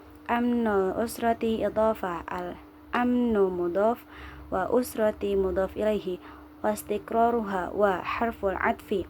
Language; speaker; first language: Arabic; non-native, learner; Indonesian